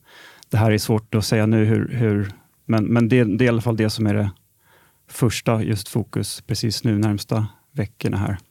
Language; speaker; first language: Swedish; native; Swedish